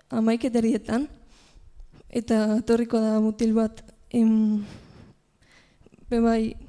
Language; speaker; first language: Basque; non-native, local second language; Spanish